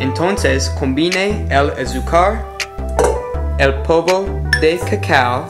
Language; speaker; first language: Spanish; non-native, learner; English